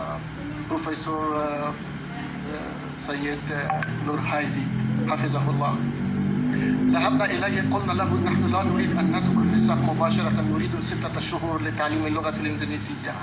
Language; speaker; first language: Arabic; non-native, fluent; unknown